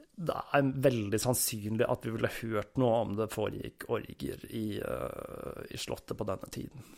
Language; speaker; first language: Norwegian; native; Norwegian